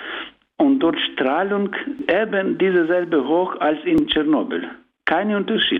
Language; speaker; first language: German; non-native, learner; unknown